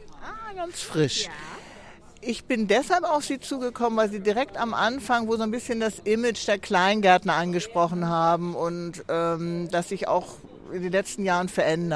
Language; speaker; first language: German; native; German